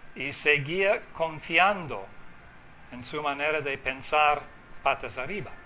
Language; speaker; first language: Spanish; non-native, fluent; English